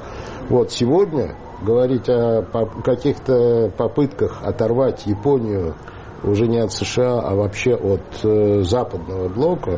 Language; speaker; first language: Russian; native; Russian